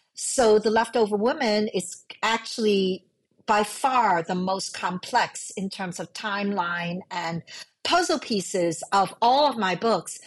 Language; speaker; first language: English; early bilingual, other home language; Cantonese